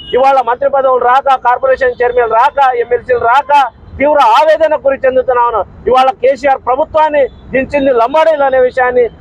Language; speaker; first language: Telugu; non-native, local second language; Lambadi